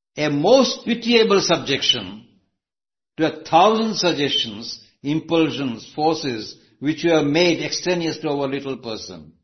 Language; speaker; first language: English; non-native, local second language; Gujarati